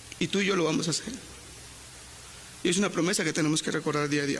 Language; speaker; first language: Spanish; native; Spanish